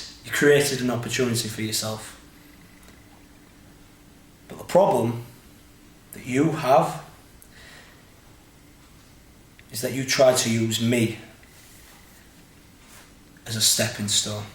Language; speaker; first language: English; native; English